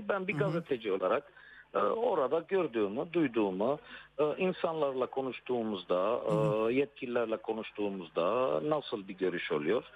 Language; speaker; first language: Turkish; non-native, fluent; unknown